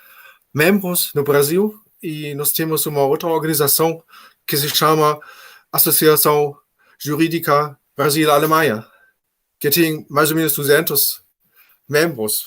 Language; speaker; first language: Portuguese; non-native, fluent; German